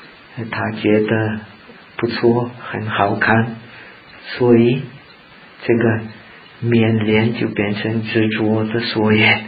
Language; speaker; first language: Chinese; non-native, fluent; Czech